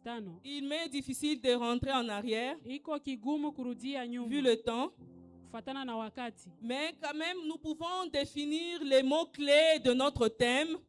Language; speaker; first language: French; non-native, local second language; Swahili